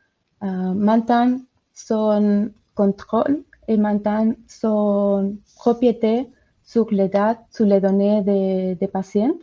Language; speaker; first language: French; non-native, learner; Spanish